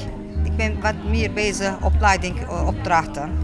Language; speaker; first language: Dutch; non-native, learner; Turkish